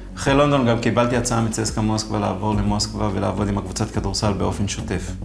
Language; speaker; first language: Hebrew; non-native, local second language; Arabic